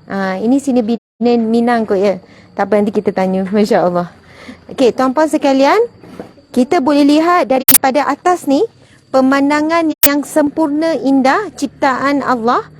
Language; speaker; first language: Malay; native; Malay